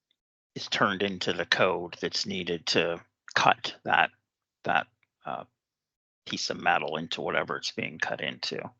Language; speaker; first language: English; native; English